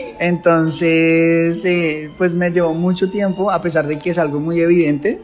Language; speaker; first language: Spanish; native; Spanish